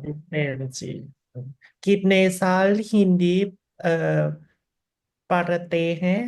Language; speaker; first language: Hindi; non-native, learner; Thai